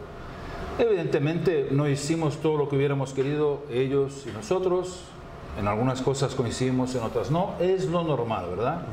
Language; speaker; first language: Spanish; non-native, fluent; Portuguese